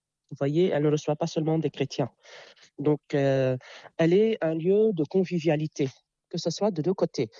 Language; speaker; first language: French; non-native, local second language; Arabic